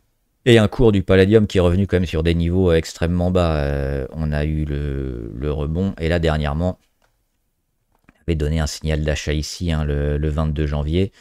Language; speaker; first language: French; native; French